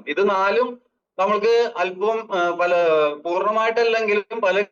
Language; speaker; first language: Malayalam; native; Malayalam